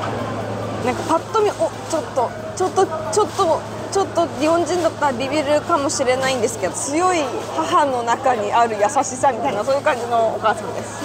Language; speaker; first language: Japanese; native; Japanese